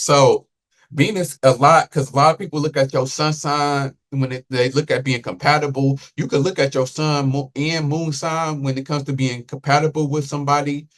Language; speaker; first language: English; native; English